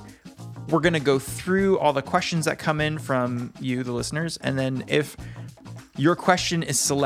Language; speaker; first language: English; native; English